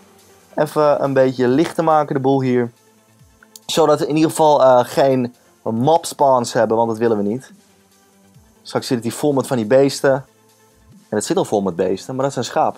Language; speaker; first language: Dutch; native; Dutch